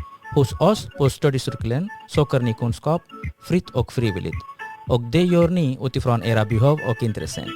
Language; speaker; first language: Swedish; non-native, fluent; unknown